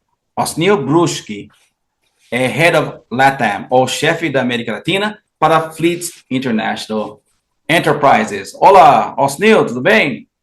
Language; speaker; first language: Portuguese; non-native, fluent; English